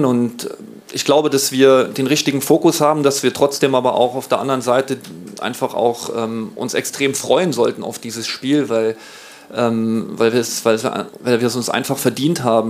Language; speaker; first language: German; native; German